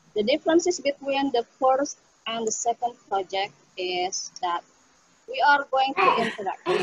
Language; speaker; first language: English; non-native, fluent; Indonesian